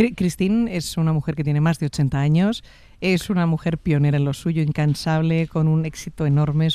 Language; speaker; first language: Spanish; native; Spanish